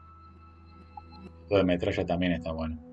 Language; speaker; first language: Spanish; native; Spanish